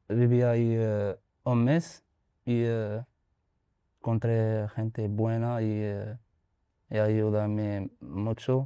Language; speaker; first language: Spanish; non-native, learner; Arabic